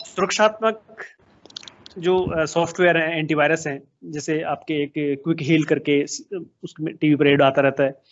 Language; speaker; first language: Hindi; native; Hindi